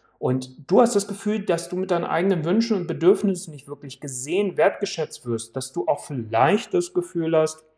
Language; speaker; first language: German; native; German